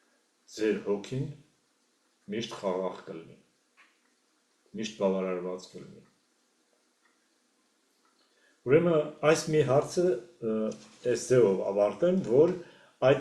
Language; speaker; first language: Armenian; native; Armenian